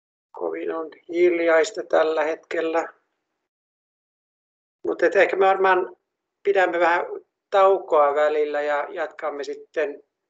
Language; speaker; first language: Finnish; native; Finnish